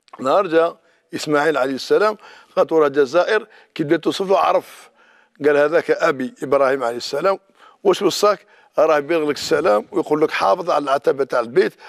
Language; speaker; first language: Arabic; native; Arabic